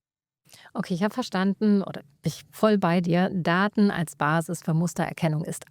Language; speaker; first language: German; native; German